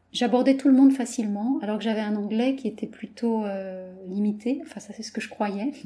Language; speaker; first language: French; native; French